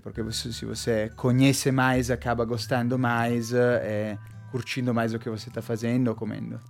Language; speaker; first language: Portuguese; non-native, fluent; Italian